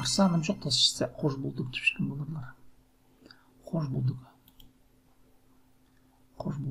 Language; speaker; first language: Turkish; non-native, learner; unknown